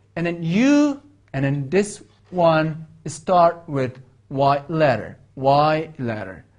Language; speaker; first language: English; non-native, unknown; Mongolian